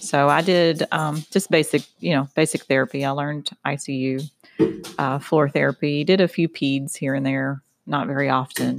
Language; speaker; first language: English; native; English